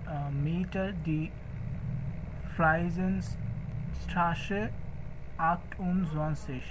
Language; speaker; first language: German; non-native, learner; Bangla